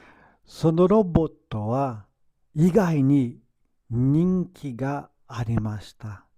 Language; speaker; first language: Japanese; non-native, fluent; Portuguese